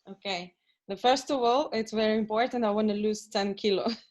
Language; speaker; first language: English; non-native, fluent; Russian